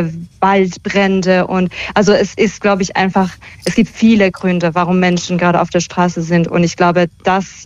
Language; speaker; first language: German; early bilingual, other home language; Persian